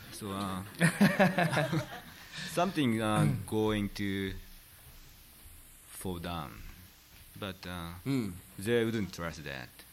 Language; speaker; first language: English; non-native, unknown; Japanese